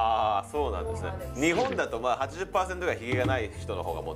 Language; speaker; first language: Japanese; native; Japanese